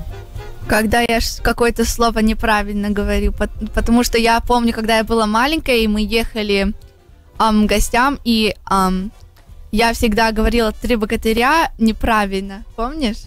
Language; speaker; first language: Russian; early bilingual, heritage; Russian